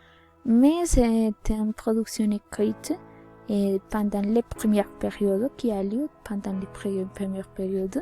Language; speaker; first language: French; non-native, learner; Spanish